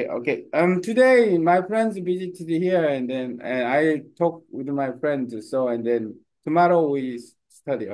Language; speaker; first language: English; non-native, learner; Korean